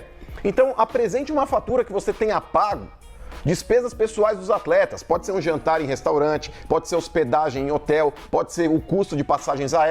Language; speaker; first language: Portuguese; native; Portuguese